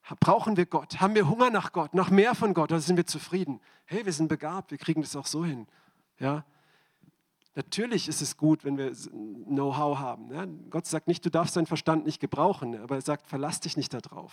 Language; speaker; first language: German; native; German